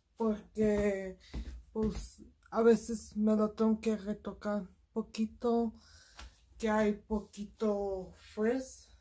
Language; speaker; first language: Spanish; early bilingual, heritage; Spanish